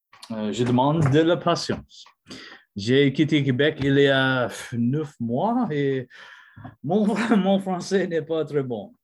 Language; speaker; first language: French; non-native, learner; English